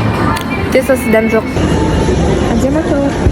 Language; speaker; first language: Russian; non-native, local second language; Kazakh